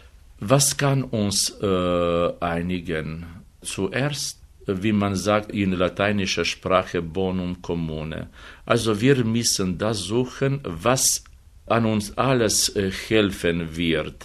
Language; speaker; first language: German; non-native, fluent; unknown